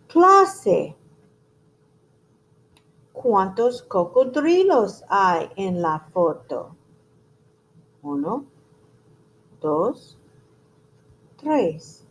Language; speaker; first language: Spanish; non-native, fluent; English